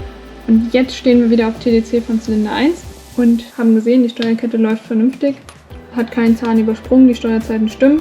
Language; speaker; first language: German; native; German